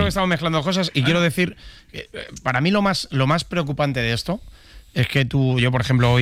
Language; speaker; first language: Spanish; native; Spanish